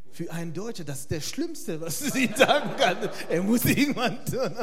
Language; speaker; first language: German; non-native, fluent; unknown